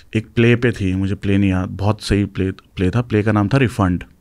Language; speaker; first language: Hindi; native; Hindi